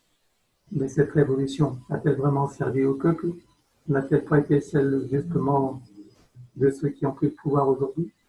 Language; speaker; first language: French; native; French